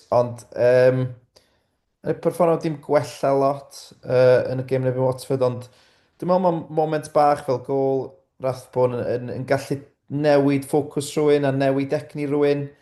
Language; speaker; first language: Welsh; native; Welsh